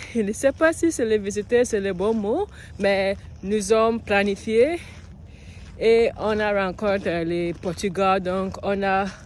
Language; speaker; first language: French; non-native, learner; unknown